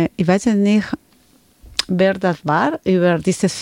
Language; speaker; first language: German; non-native, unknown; Spanish